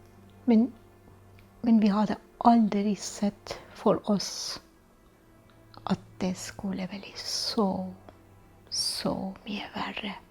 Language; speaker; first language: Norwegian; non-native, fluent; Persian